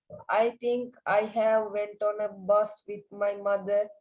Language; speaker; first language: English; non-native, learner; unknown